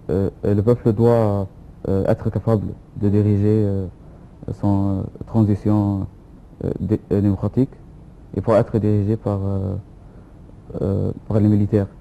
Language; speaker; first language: French; non-native, fluent; Arabic